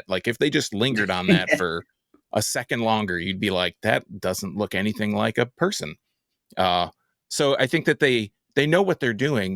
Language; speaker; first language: English; native; English